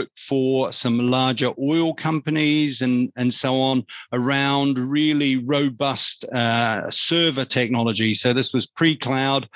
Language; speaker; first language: English; native; English